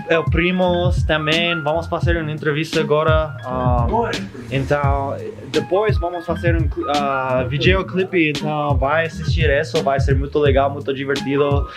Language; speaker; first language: Portuguese; non-native, learner; English